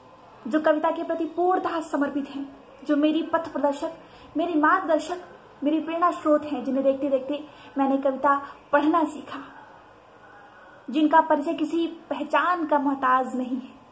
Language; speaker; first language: Hindi; native; Hindi